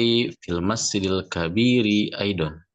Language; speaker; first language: Arabic; non-native, learner; Indonesian